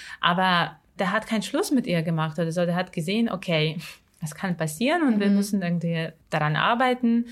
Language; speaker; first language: German; non-native, fluent; Ukrainian